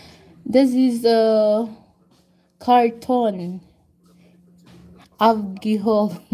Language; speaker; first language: German; non-native, learner; Filipino